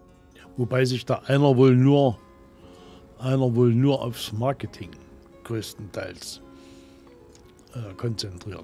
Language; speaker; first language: German; native; German